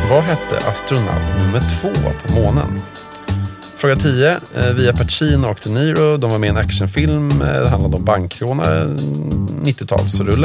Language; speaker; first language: Swedish; native; Swedish